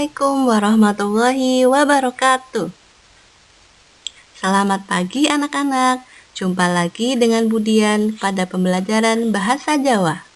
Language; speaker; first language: Indonesian; non-native, local second language; Javanese